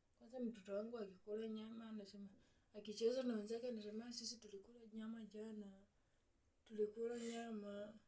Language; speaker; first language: Swahili; native; Swahili